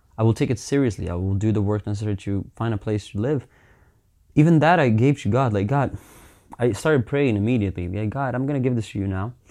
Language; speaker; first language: English; early bilingual, heritage; Finnish